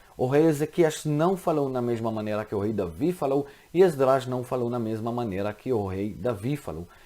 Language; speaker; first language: Portuguese; non-native, fluent; Hebrew